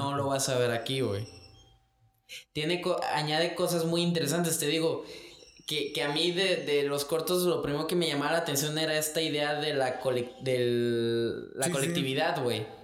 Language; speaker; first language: Spanish; native; Spanish